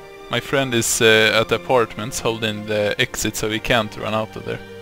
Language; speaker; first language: English; non-native, fluent; Swedish